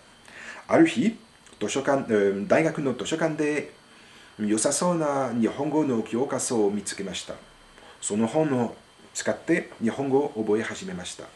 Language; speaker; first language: Japanese; non-native, fluent; French